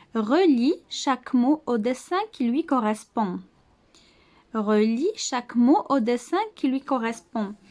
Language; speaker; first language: French; non-native, local second language; Arabic